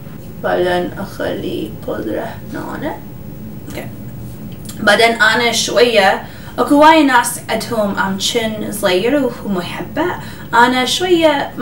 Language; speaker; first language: Arabic; early bilingual, heritage; English